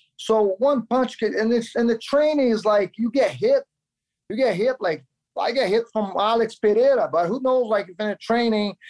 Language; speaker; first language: English; non-native, learner; Kyrgyz